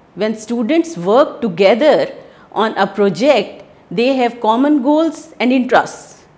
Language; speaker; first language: English; non-native, local second language; Hindi